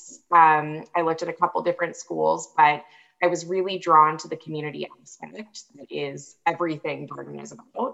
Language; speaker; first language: English; native; English